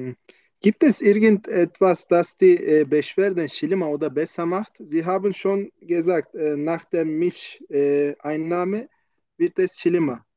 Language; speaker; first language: German; non-native, learner; Turkish